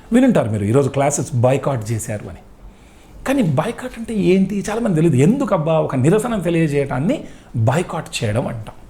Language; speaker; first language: Telugu; native; Telugu